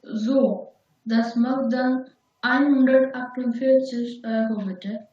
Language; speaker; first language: German; non-native, learner; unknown